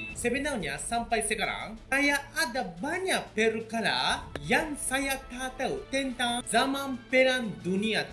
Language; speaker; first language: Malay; non-native, fluent; Japanese